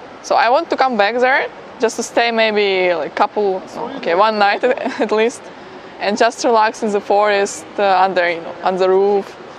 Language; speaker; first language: English; non-native, fluent; Ukrainian